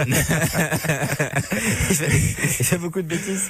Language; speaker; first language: French; native; French